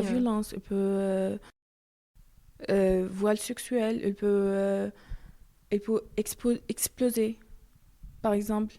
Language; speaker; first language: French; non-native, learner; Arabic